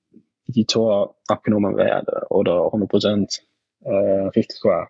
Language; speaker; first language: German; non-native, fluent; Dutch